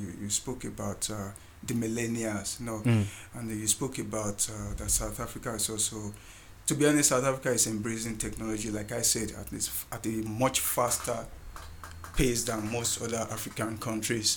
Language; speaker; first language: English; non-native, local second language; Yoruba